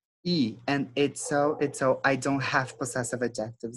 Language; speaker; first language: English; non-native, fluent; Portuguese